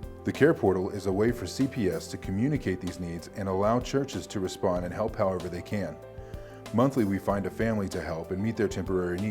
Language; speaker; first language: English; native; English